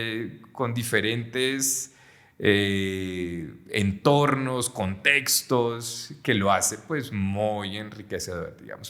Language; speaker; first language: Spanish; native; Spanish